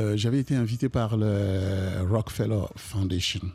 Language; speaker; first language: French; non-native, local second language; Kongo